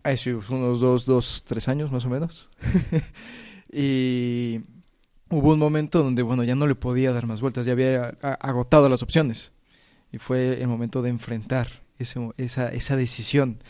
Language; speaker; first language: Spanish; native; Spanish